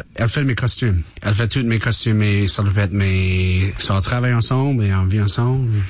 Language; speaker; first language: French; non-native, local second language; English